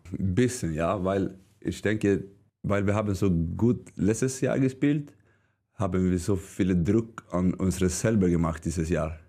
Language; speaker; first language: German; non-native, learner; Swedish